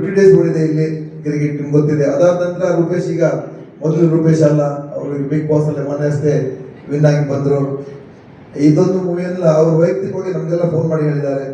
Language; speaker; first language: Kannada; non-native, local second language; Tulu